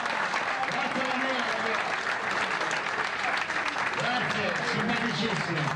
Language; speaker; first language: Italian; native; Italian